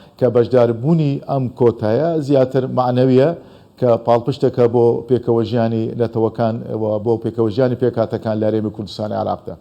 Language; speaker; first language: Central Kurdish; non-native, local second language; Azerbaijani